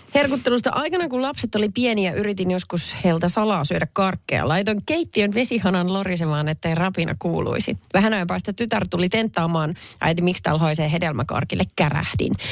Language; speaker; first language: Finnish; native; Finnish